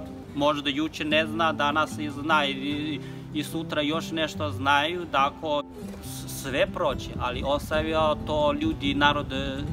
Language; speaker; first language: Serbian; non-native, learner; Chinese